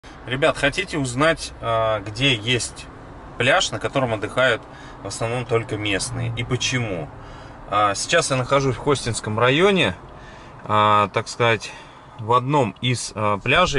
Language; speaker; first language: Russian; native; Russian